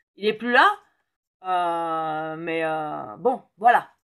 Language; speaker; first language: French; native; French